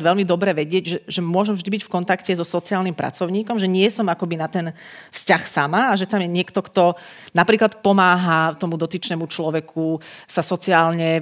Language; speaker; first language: Slovak; native; Slovak